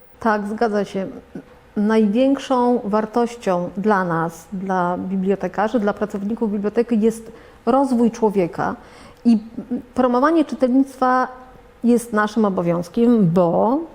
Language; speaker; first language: Polish; native; Polish